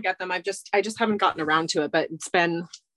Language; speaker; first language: English; native; English